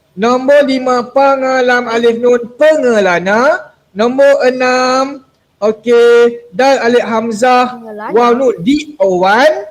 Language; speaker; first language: Malay; native; Malay